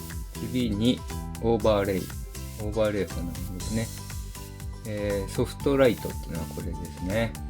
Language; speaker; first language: Japanese; native; Japanese